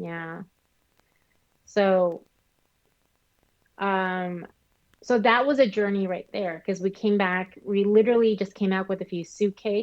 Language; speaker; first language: English; early bilingual, other home language; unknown